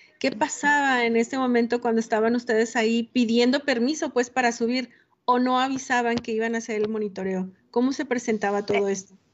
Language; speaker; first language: Spanish; native; Spanish